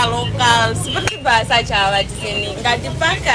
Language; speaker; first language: Indonesian; non-native, fluent; Shona